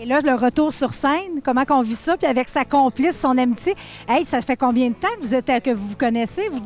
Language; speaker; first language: French; native; French